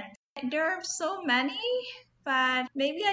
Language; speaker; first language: English; non-native, local second language; Cantonese